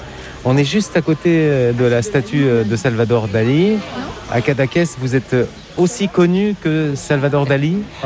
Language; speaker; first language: French; native; French